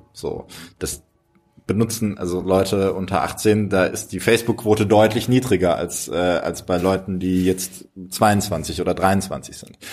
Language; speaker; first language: German; native; German